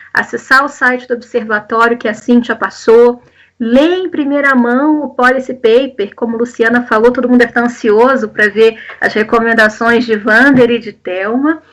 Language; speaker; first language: Portuguese; native; Portuguese